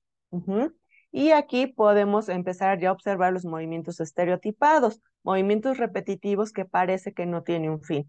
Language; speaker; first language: Spanish; native; Spanish